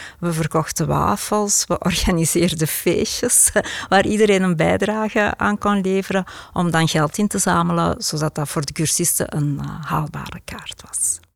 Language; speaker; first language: Dutch; native; Dutch